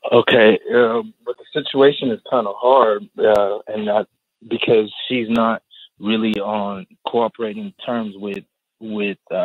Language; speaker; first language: English; native; English